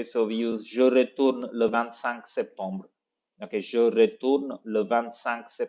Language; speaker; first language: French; non-native, fluent; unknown